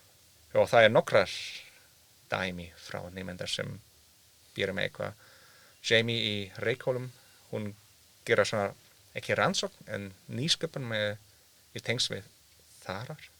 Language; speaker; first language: Icelandic; non-native, learner; German